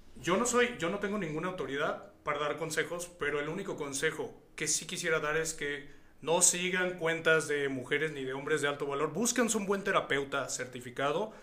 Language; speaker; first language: Spanish; native; Spanish